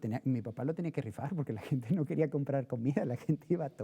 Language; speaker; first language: Spanish; native; Spanish